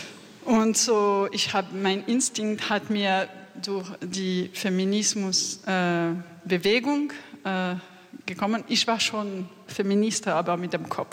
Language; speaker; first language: German; non-native, learner; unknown